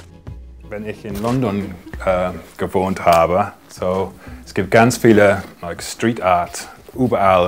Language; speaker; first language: German; non-native, fluent; English